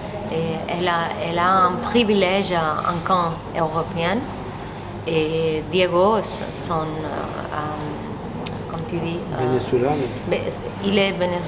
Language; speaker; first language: French; non-native, learner; Spanish